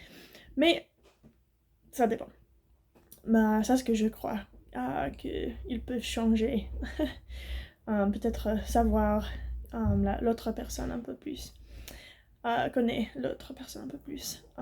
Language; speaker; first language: French; non-native, learner; English